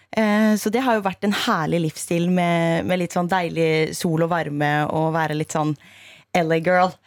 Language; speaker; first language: Norwegian; native; Norwegian